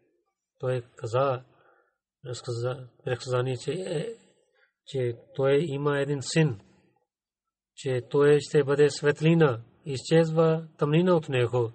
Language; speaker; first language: Bulgarian; non-native, learner; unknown